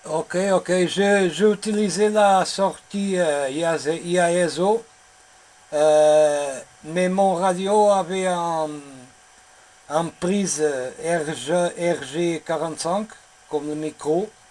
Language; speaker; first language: French; non-native, learner; Portuguese